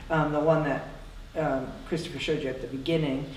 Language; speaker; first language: English; native; English